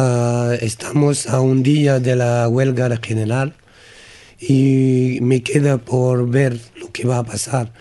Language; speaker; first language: Spanish; non-native, learner; French